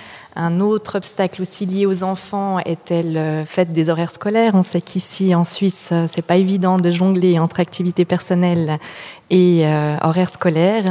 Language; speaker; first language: French; native; French